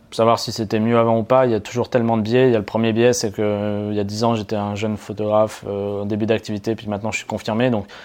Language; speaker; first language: French; native; French